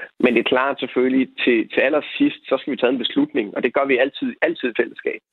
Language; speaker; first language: Danish; native; Danish